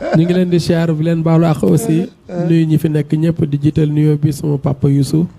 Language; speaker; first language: Wolof; non-native, local second language; Fula